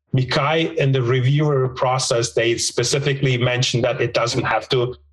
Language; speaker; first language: English; non-native, fluent; Turkish